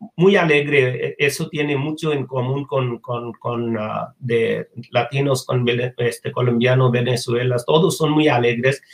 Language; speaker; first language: Spanish; non-native, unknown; Bangla